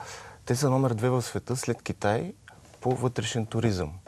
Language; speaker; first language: Bulgarian; native; Bulgarian